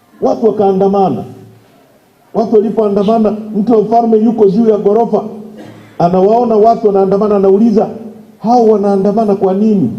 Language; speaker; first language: Swahili; native; Swahili